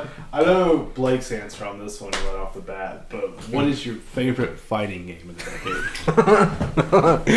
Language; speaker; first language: English; native; English